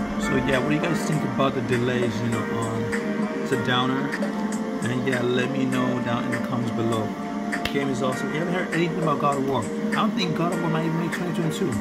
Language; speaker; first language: English; native; English